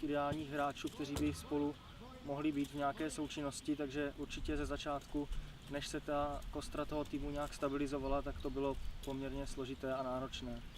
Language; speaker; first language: Czech; native; Czech